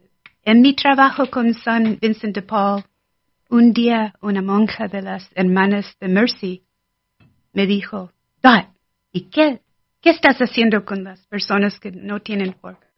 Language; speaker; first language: Spanish; non-native, learner; English